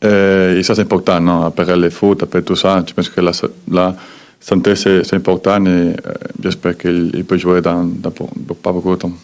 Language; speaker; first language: French; non-native, fluent; Spanish